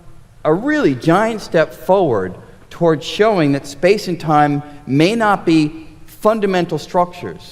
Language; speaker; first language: English; native; English